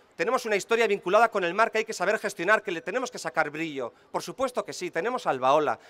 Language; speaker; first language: Spanish; native; Spanish